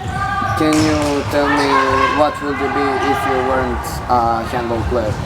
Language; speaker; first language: English; non-native, learner; Serbian